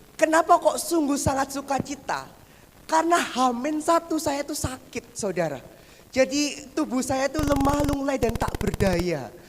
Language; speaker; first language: Indonesian; native; Indonesian